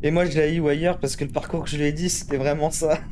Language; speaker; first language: French; native; French